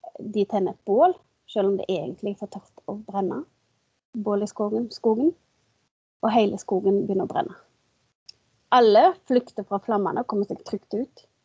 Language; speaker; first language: Norwegian; native; Norwegian